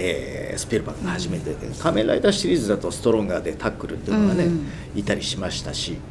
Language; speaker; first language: Japanese; native; Japanese